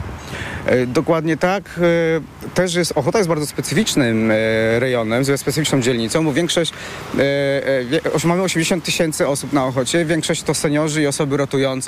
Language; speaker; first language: Polish; native; Polish